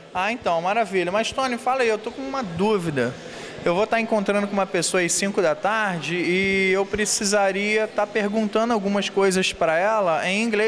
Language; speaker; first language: Portuguese; native; Portuguese